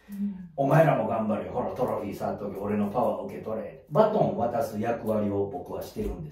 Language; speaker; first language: Japanese; native; Japanese